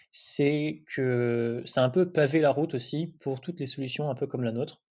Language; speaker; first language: French; native; French